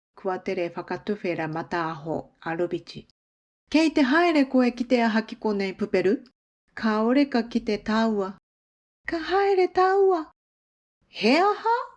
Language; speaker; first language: Māori; non-native, learner; Japanese